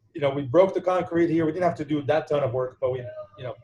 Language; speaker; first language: English; non-native, fluent; Portuguese